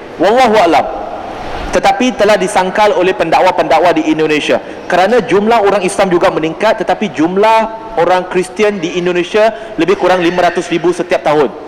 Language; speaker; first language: Malay; non-native, local second language; Chinese